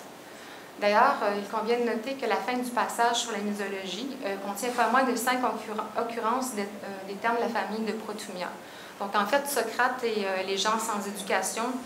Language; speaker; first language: French; native; French